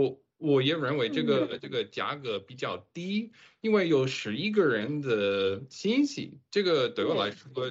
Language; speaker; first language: Chinese; non-native, fluent; English